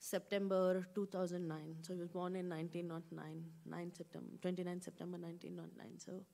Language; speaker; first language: English; non-native, local second language; Kannada